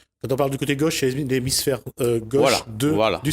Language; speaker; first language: French; native; French